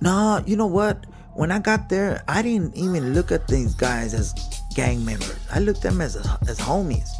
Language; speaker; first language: English; early bilingual, other home language; Spanish